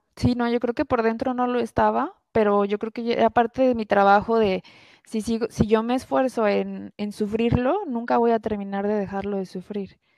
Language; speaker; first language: Spanish; native; Spanish